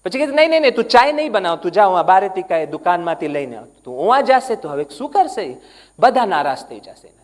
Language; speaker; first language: Gujarati; non-native, learner; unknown